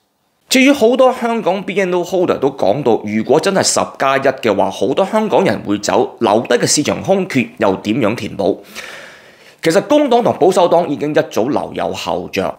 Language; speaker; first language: Cantonese; native; Cantonese